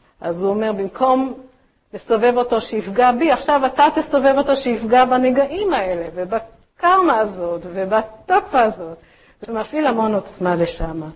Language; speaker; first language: Hebrew; native; Hebrew